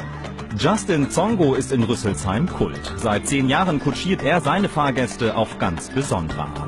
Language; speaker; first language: German; native; German